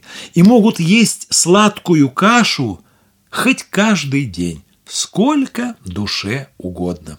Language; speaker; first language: Russian; native; Russian